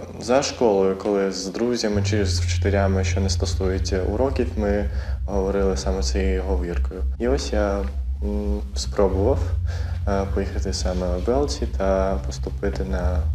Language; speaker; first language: Ukrainian; early bilingual, heritage; Ukrainian